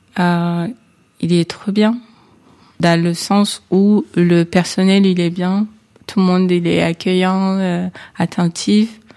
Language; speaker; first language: French; non-native, local second language; Kinyarwanda